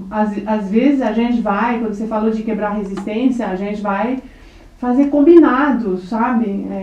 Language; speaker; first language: Portuguese; non-native, fluent; French